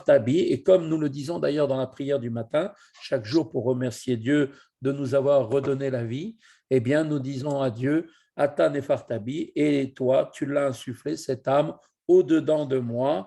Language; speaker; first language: French; native; French